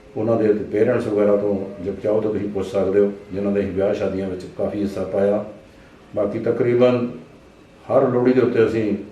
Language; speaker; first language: Punjabi; native; Punjabi